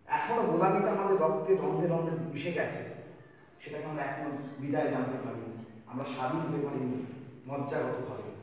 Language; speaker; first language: Bangla; native; Bangla